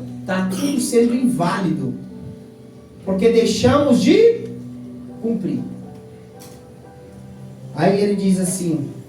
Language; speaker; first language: Portuguese; native; Portuguese